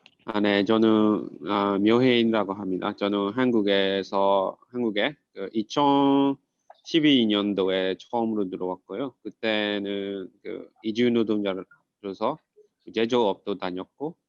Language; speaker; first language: Korean; non-native, fluent; Burmese